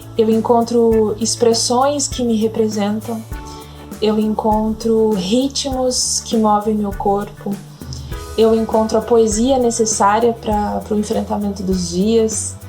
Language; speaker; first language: Portuguese; native; Portuguese